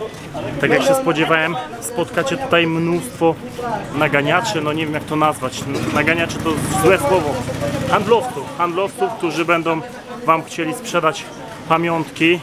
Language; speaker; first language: Polish; native; Polish